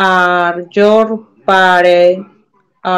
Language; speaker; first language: English; non-native, learner; Spanish